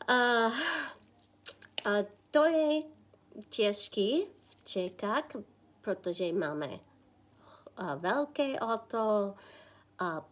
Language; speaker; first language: Czech; non-native, learner; English